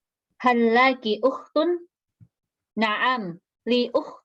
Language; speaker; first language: Arabic; non-native, learner; Indonesian